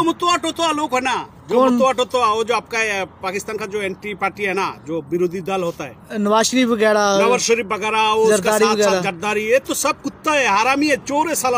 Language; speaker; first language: Hindi; non-native, fluent; Bangla